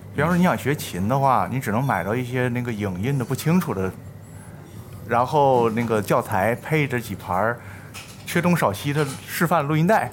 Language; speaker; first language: Chinese; native; Chinese